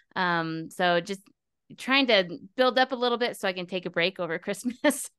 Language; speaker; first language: English; native; English